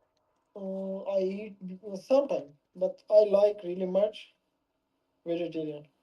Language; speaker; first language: English; non-native, learner; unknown